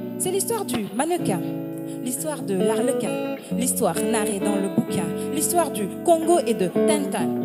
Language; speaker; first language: French; non-native, local second language; Wolof